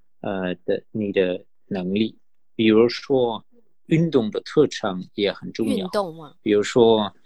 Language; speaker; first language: Chinese; non-native, fluent; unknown